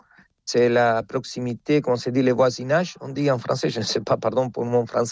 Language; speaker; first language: French; non-native, fluent; Spanish